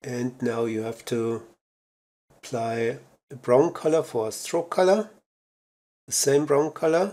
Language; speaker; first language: English; non-native, fluent; German